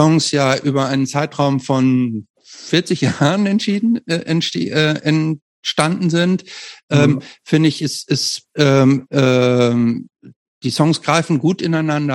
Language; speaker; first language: German; native; German